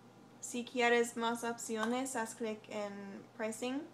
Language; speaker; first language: Spanish; non-native, learner; English